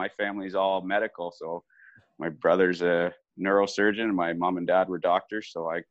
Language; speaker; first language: English; native; English